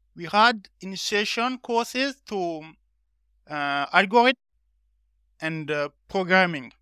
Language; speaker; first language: English; non-native, learner; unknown